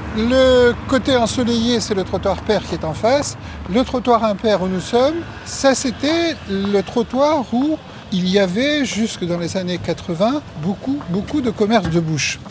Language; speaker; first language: French; native; French